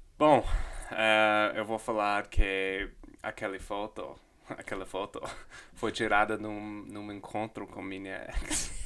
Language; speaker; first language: Portuguese; non-native, fluent; English